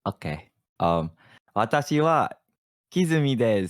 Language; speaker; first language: Japanese; non-native, learner; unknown